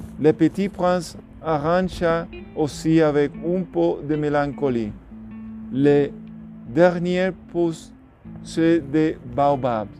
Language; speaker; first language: French; non-native, learner; Spanish